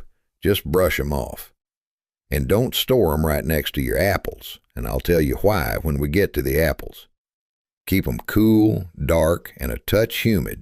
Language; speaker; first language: English; native; English